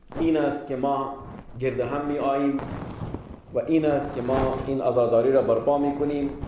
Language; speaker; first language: Persian; non-native, fluent; Arabic